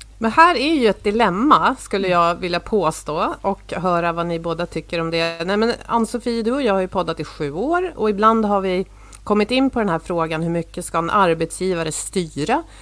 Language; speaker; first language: Swedish; native; Swedish